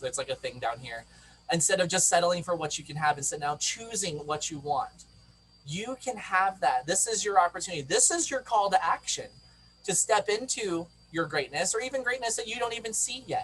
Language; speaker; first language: English; native; English